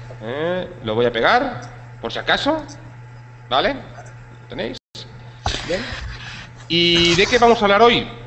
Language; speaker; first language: Spanish; native; Spanish